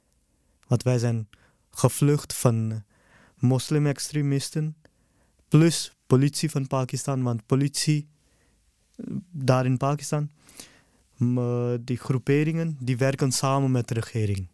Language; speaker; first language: Dutch; early bilingual, other home language; Urdu